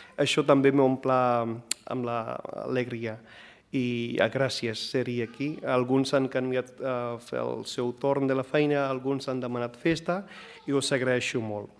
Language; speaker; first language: Catalan; non-native, fluent; Punjabi